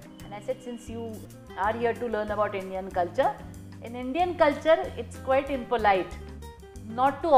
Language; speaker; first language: English; non-native, local second language; Marathi